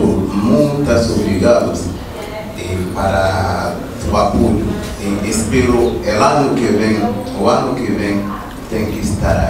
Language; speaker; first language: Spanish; non-native, learner; Haitian Creole